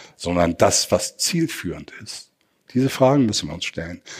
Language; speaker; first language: German; native; German